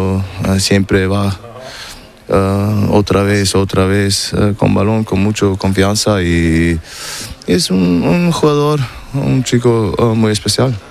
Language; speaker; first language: Spanish; non-native, learner; German